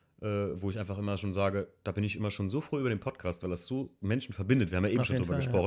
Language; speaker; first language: German; native; German